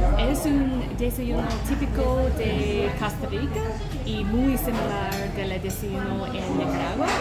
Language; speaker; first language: Spanish; non-native, learner; English